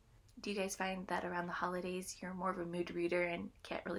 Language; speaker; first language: English; native; English